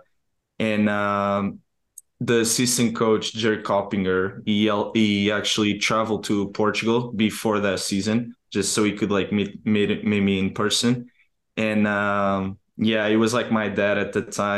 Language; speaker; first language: English; non-native, fluent; Portuguese